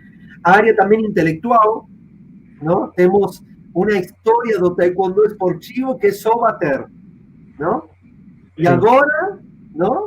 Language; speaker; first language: Portuguese; non-native, fluent; Spanish